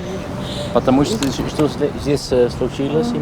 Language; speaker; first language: Russian; non-native, learner; Dutch